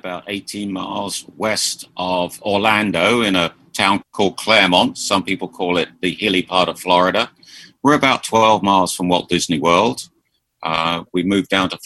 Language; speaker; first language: English; native; English